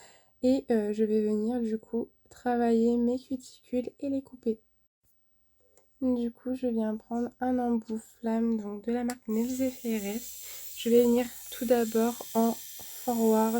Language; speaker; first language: French; native; French